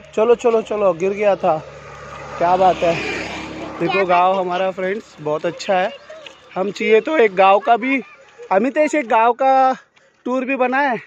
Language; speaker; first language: Hindi; non-native, local second language; Marathi